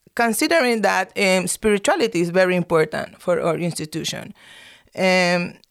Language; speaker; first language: English; non-native, fluent; Spanish